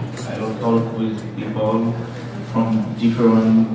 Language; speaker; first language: English; non-native, learner; French